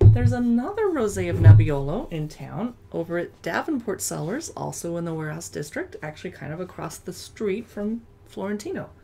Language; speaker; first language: English; native; English